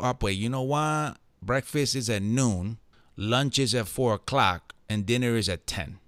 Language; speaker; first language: English; early bilingual, other home language; Spanish